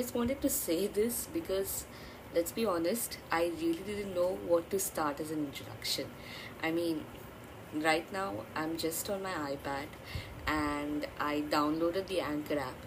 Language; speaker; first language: English; non-native, local second language; Bangla